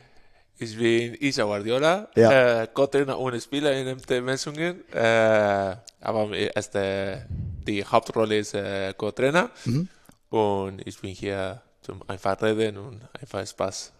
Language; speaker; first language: German; non-native, fluent; Spanish